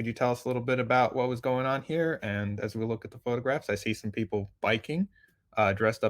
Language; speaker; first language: English; native; English